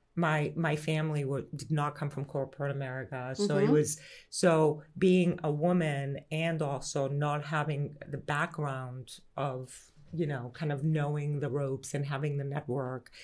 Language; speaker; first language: English; early bilingual, other home language; Greek